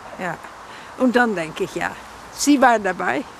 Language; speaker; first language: German; non-native, learner; Dutch